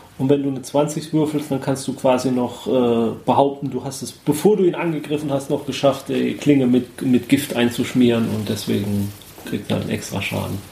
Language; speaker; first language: German; native; German